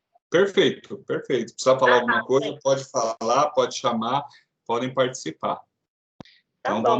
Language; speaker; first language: Portuguese; native; Portuguese